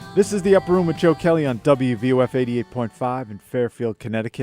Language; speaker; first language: English; native; English